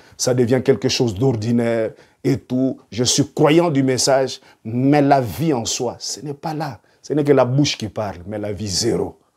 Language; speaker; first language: French; non-native, local second language; Lingala